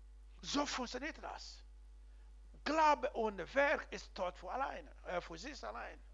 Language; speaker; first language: German; non-native, learner; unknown